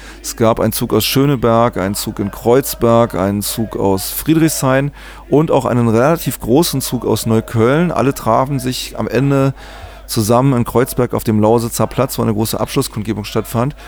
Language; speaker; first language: German; native; German